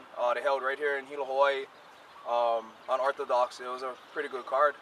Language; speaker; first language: English; native; English